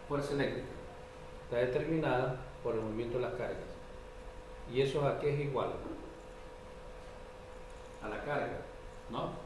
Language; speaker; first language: Spanish; native; Spanish